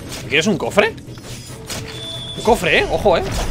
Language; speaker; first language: Spanish; native; Spanish